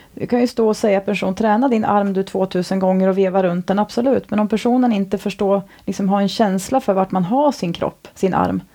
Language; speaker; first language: Swedish; native; Swedish